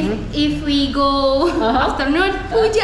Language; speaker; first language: English; non-native, learner; Indonesian